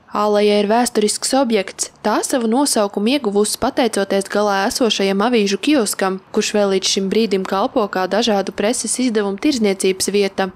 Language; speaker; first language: Latvian; native; Latvian